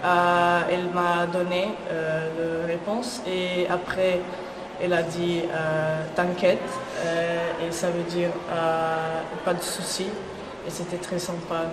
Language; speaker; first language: French; non-native, learner; Croatian